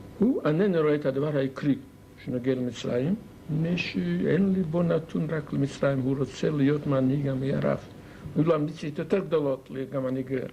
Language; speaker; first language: Hebrew; non-native, fluent; Yiddish